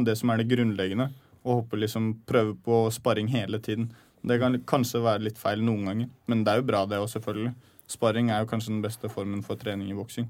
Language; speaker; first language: Norwegian; early bilingual, other home language; Chechen